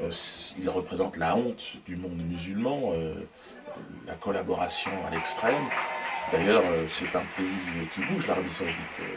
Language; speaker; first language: French; native; French